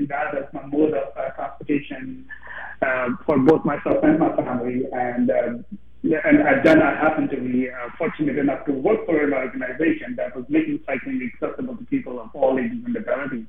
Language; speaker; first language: English; non-native, local second language; Punjabi